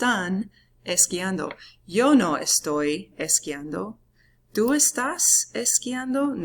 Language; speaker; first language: Spanish; non-native, fluent; English